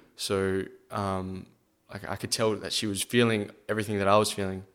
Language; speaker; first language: English; native; English